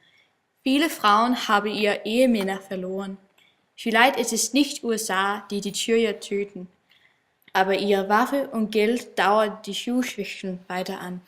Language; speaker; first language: German; non-native, learner; Danish